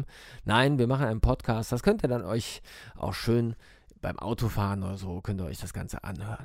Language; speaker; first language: German; native; German